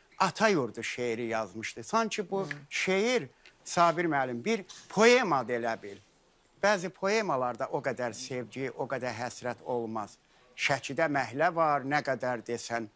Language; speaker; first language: Azerbaijani; native; Azerbaijani